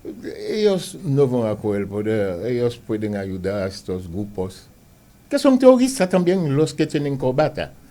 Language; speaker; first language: Spanish; non-native, fluent; Haitian Creole